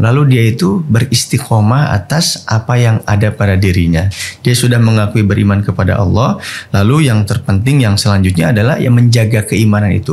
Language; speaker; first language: Indonesian; native; Indonesian